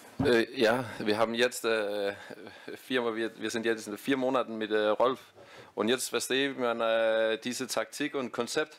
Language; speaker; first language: German; non-native, fluent; Danish